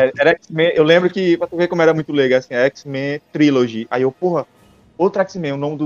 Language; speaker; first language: Portuguese; native; Portuguese